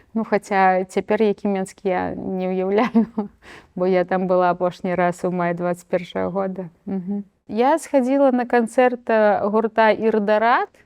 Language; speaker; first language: Belarusian; non-native, local second language; Russian